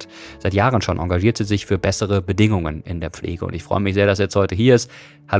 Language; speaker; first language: German; native; German